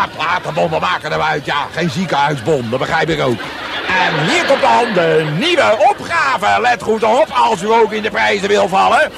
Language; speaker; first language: Dutch; native; Dutch